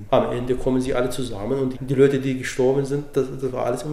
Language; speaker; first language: German; non-native, fluent; Arabic